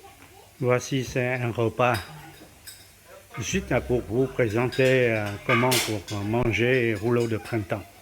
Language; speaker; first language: French; non-native, learner; Vietnamese